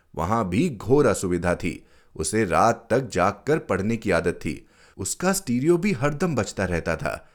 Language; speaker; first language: Hindi; native; Hindi